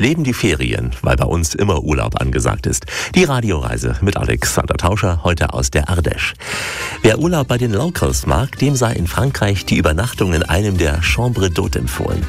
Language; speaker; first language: German; native; German